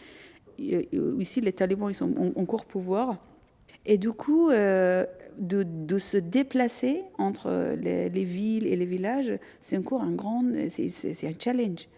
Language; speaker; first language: French; non-native, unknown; Persian